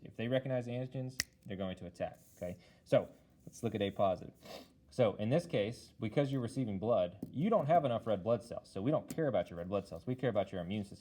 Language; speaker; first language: English; native; English